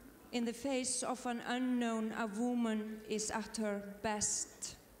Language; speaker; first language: English; non-native, fluent; Icelandic